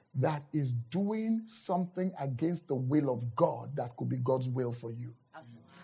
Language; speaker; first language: English; non-native, local second language; Yoruba